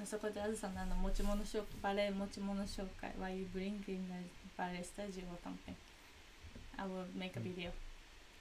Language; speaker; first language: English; non-native, learner; Japanese